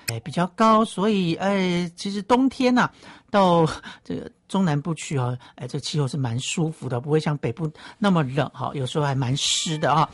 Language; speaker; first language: Chinese; native; Chinese